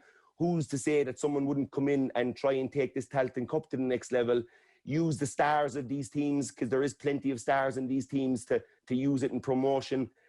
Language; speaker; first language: English; native; English